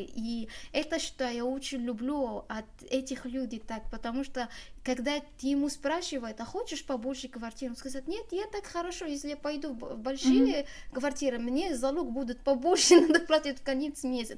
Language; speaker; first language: Russian; non-native, learner; Arabic